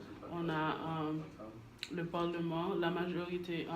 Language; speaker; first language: French; non-native, learner; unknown